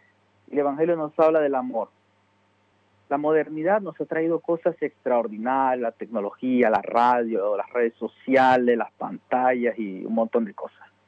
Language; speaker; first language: Spanish; native; Spanish